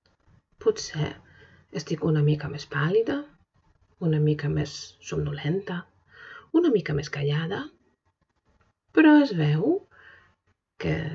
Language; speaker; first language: Catalan; non-native, fluent; Polish